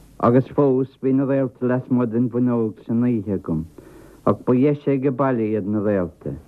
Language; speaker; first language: Irish; non-native, local second language; English